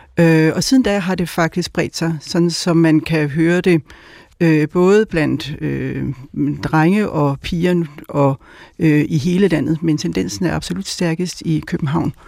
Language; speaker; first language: Danish; native; Danish